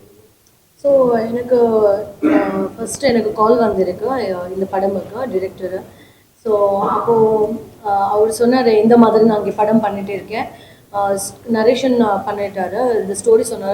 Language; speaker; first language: Tamil; non-native, learner; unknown